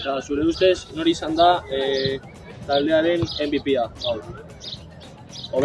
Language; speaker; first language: Basque; non-native, local second language; Spanish